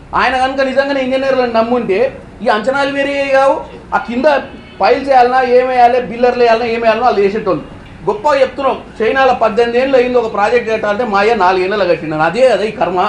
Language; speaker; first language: Telugu; native; Telugu